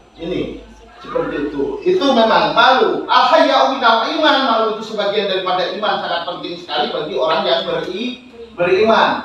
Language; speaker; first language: Indonesian; native; Indonesian